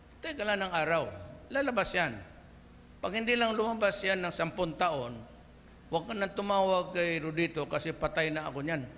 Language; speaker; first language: Filipino; non-native, local second language; Cebuano